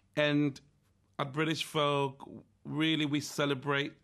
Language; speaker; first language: English; native; English